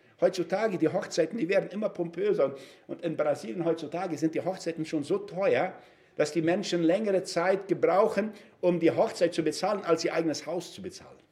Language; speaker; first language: German; non-native, fluent; Portuguese